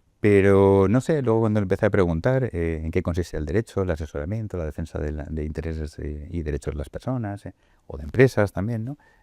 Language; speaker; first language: Spanish; native; Spanish